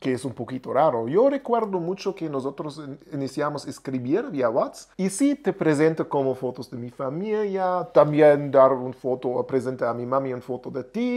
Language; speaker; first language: Spanish; non-native, learner; German